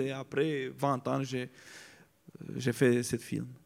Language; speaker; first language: French; non-native, fluent; Romanian